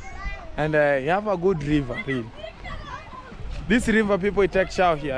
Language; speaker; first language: English; non-native, learner; Swahili